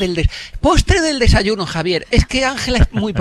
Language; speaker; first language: Spanish; native; Spanish